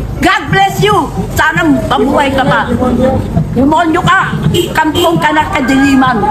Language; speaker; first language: Filipino; non-native, local second language; Iloko